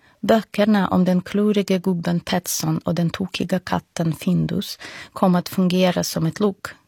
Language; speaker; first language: Swedish; non-native, fluent; Russian